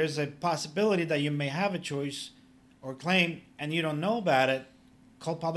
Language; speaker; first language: English; non-native, fluent; Polish